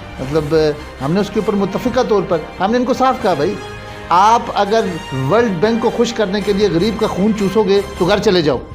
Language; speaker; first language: Urdu; non-native, local second language; Pahari-Potwari